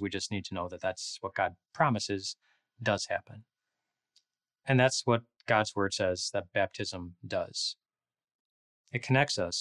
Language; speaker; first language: English; native; English